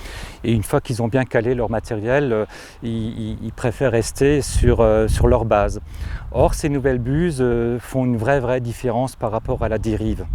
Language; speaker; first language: French; native; French